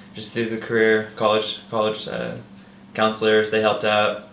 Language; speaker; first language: English; native; English